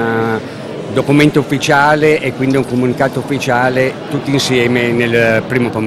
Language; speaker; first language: Italian; native; Italian